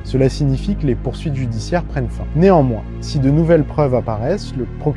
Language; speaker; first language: French; native; French